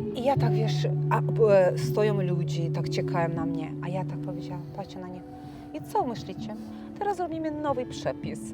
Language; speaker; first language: Polish; non-native, learner; Romanian